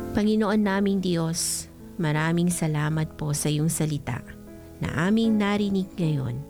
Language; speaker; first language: Filipino; non-native, local second language; Bikol